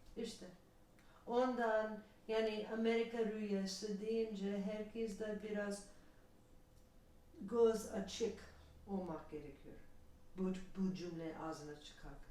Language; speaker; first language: Turkish; non-native, learner; English